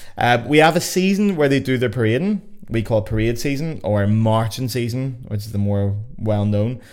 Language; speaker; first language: English; native; English